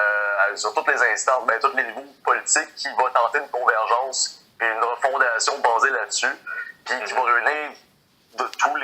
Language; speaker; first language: French; native; French